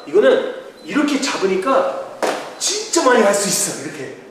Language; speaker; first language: Korean; early bilingual, heritage; Korean